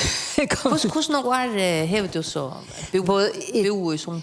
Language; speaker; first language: Danish; non-native, local second language; Faroese